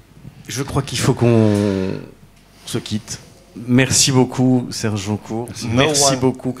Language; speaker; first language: French; native; French